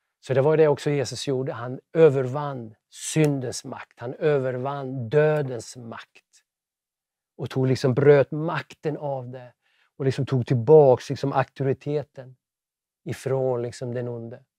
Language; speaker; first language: Swedish; native; Swedish